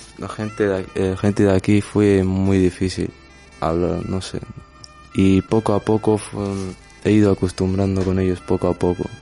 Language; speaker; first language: Spanish; non-native, learner; Arabic